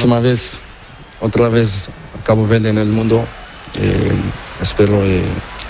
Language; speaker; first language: Spanish; non-native, learner; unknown